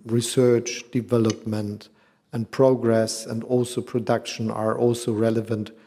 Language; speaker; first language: English; non-native, fluent; German